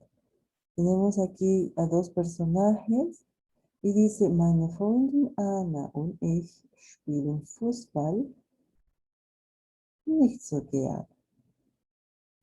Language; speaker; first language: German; non-native, fluent; Spanish